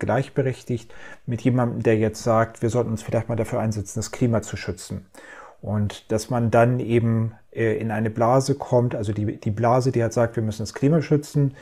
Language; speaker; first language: German; native; German